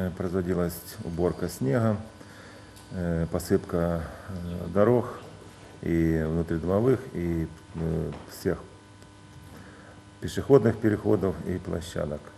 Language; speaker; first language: Russian; native; Russian